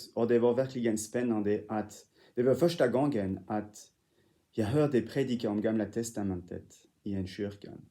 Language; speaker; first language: Swedish; non-native, fluent; French